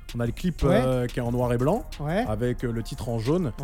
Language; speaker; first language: French; native; French